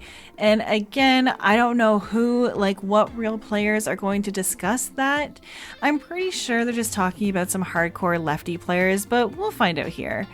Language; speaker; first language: English; native; English